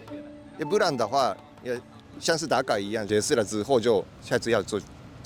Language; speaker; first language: Chinese; non-native, fluent; Japanese